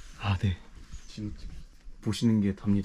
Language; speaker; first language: Korean; native; Korean